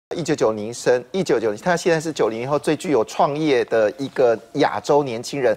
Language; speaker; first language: Chinese; native; Chinese